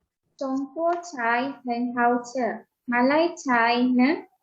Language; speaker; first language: Chinese; non-native, learner; Malay